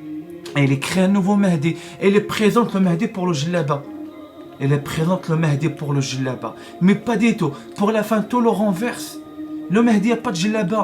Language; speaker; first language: French; non-native, learner; Arabic